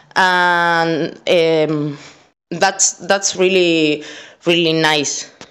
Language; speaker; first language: English; non-native, fluent; Spanish